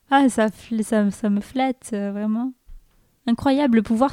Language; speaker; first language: French; native; French